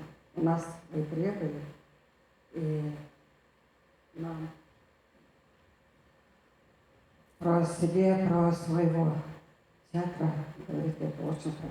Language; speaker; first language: Russian; non-native, fluent; Mongolian